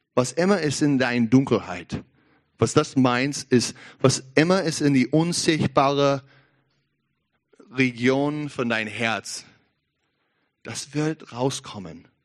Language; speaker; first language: German; non-native, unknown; English